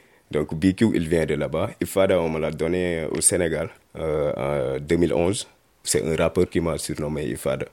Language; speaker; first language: French; non-native, local second language; Wolof